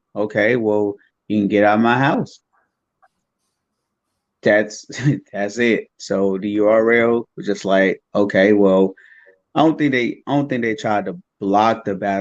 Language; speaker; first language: English; native; English